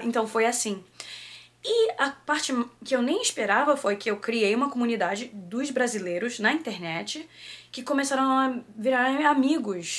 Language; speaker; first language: Portuguese; early bilingual, heritage; Portuguese